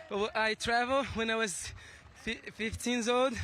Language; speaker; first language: English; non-native, learner; Portuguese